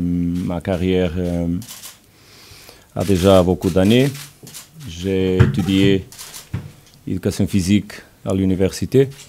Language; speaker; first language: French; non-native, learner; Portuguese